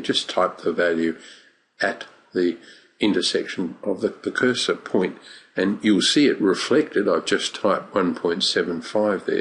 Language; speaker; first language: English; native; English